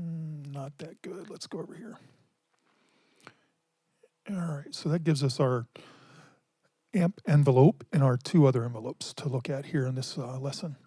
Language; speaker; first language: English; native; English